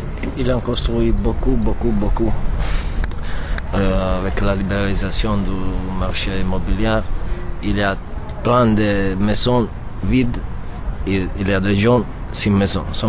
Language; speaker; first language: French; non-native, learner; Italian